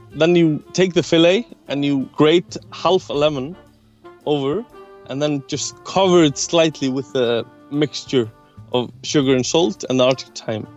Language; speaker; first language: English; non-native, fluent; Icelandic